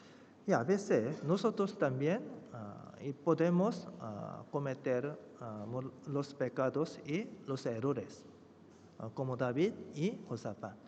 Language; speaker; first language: Spanish; non-native, fluent; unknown